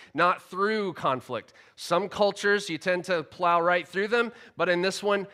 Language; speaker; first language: English; native; English